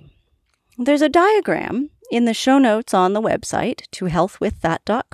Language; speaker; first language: English; native; English